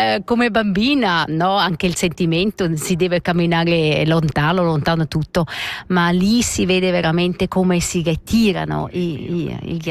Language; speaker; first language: Italian; non-native, local second language; Romansh